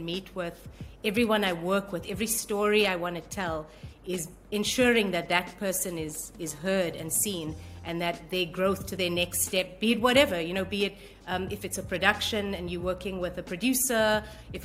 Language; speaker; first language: English; native; English